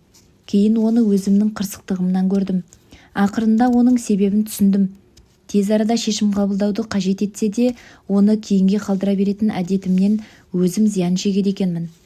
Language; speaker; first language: Kazakh; native; Kazakh